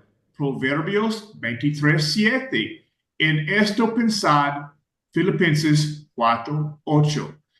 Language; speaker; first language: Spanish; non-native, fluent; English